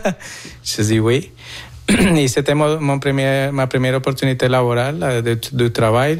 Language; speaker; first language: French; non-native, fluent; Spanish